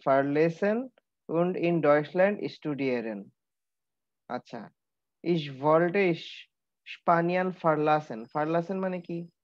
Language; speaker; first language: German; non-native, learner; Bangla